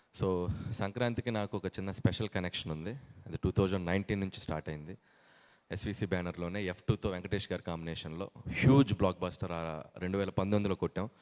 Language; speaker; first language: Telugu; native; Telugu